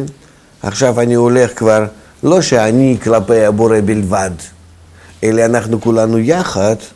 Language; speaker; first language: Hebrew; non-native, fluent; Russian